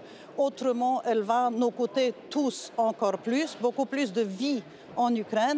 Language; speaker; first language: French; non-native, fluent; Polish